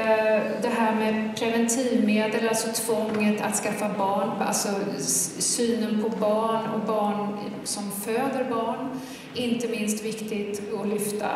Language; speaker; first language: Swedish; native; Swedish